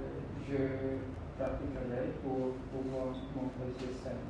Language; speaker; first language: French; non-native, learner; Khmer